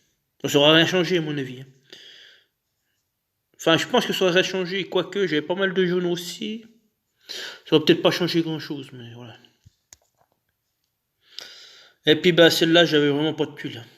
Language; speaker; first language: French; native; French